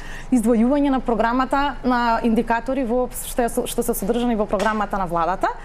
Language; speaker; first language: Macedonian; native; Macedonian